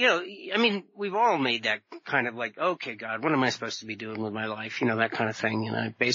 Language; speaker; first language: English; native; English